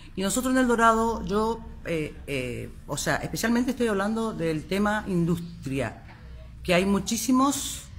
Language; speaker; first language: Spanish; native; Spanish